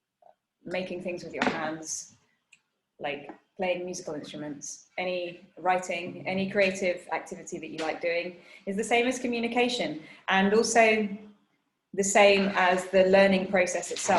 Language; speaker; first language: English; non-native, fluent; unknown